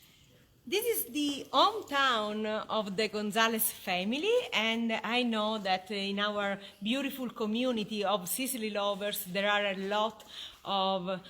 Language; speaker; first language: English; non-native, fluent; Italian